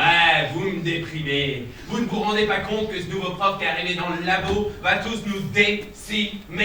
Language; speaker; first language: French; native; French